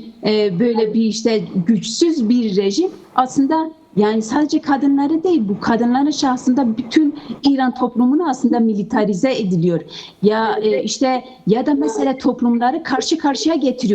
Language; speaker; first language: Turkish; non-native, fluent; Kurdish